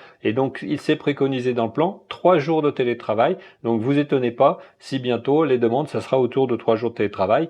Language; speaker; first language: French; native; French